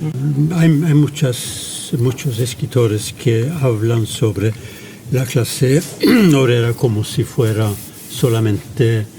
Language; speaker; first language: Spanish; non-native, fluent; Norwegian